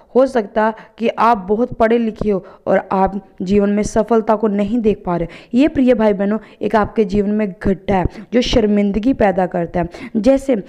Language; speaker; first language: Hindi; non-native, local second language; Punjabi